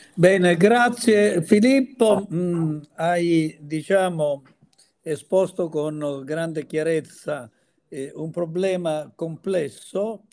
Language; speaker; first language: Italian; native; Italian